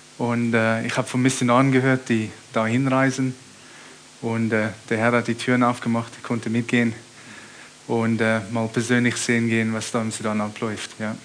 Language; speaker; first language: German; early bilingual, heritage; German